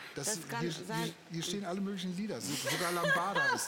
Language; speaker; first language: German; native; German